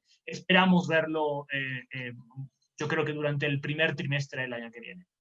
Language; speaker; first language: Spanish; native; Spanish